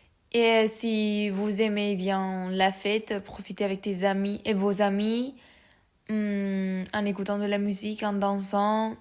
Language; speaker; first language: French; non-native, learner; Spanish